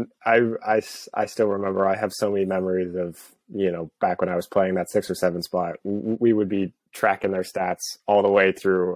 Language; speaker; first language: English; native; English